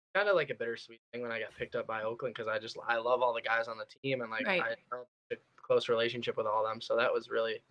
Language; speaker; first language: English; native; English